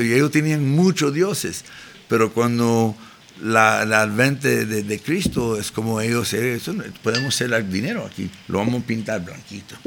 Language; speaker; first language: Spanish; early bilingual, heritage; Spanish